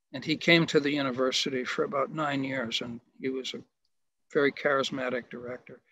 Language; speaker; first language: English; native; English